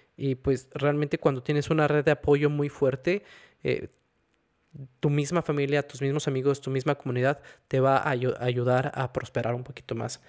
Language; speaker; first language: Spanish; native; Spanish